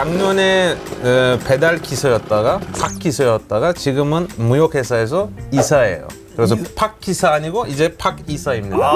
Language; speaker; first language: Korean; non-native, fluent; Turkish